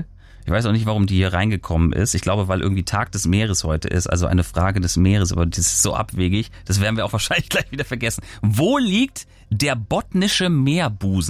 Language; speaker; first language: German; native; German